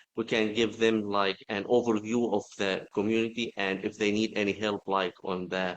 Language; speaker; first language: English; non-native, fluent; Arabic